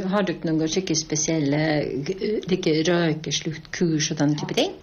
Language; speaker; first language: Norwegian; native; Norwegian